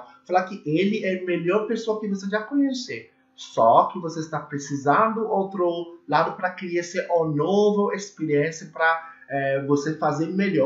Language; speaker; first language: Portuguese; non-native, learner; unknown